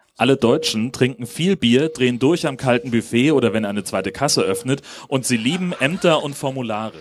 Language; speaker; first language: German; native; German